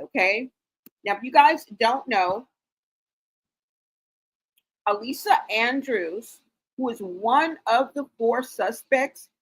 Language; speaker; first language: English; native; English